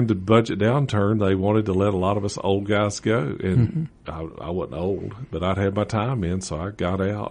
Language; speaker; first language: English; native; English